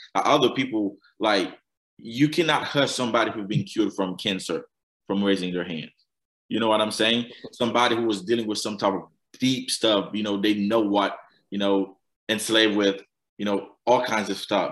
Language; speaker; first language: English; non-native, fluent; Haitian Creole